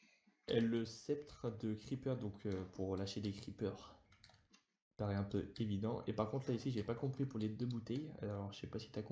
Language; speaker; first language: French; native; French